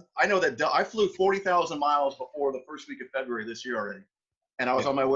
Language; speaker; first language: English; native; English